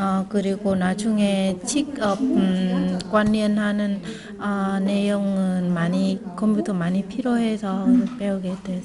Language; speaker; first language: Korean; non-native, learner; Vietnamese